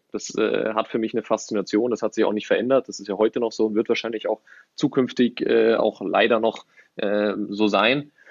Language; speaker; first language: German; native; German